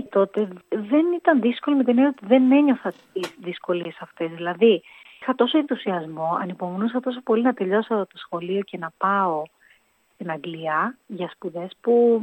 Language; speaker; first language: Greek; native; Greek